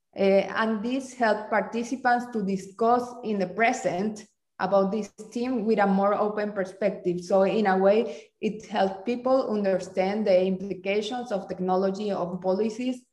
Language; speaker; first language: English; non-native, fluent; Spanish